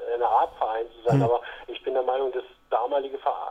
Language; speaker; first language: German; native; German